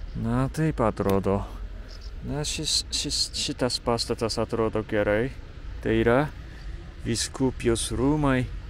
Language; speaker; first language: Lithuanian; non-native, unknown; Japanese